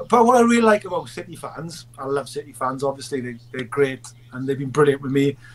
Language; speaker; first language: English; native; English